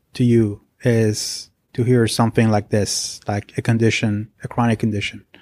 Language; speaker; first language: English; non-native, fluent; Persian